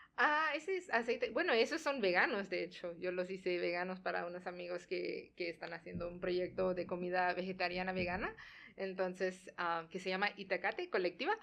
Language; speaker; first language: Spanish; non-native, fluent; Tamil